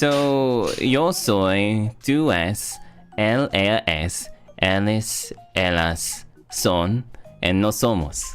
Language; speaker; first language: Spanish; non-native, learner; English